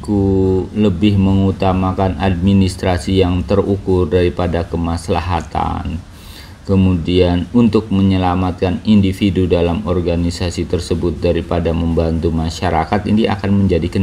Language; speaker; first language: Indonesian; native; Indonesian